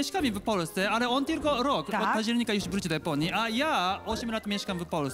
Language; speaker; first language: Polish; non-native, learner; Japanese